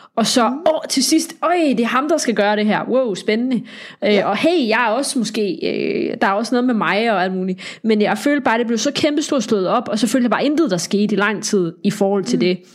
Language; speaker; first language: Danish; native; Danish